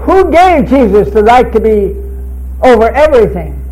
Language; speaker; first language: English; early bilingual, other home language; Chinese